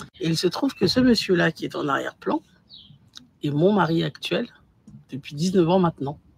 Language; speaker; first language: French; non-native, local second language; Bambara